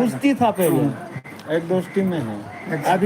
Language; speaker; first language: Hindi; non-native, local second language; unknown